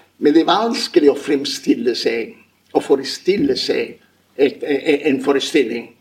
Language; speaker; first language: Norwegian; non-native, fluent; Italian